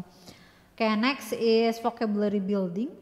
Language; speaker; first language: English; non-native, learner; Indonesian